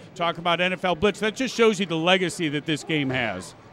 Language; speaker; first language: English; native; English